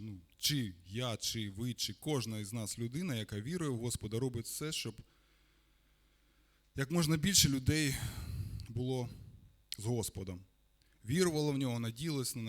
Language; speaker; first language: Ukrainian; non-native, local second language; Russian